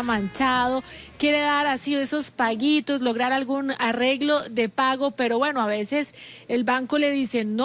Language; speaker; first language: Spanish; native; Spanish